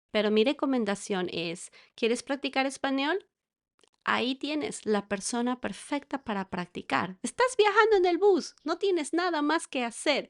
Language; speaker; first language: Spanish; native; Spanish